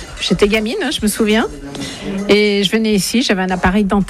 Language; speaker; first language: French; native; French